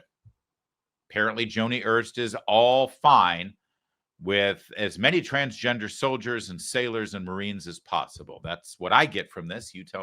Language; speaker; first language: English; native; English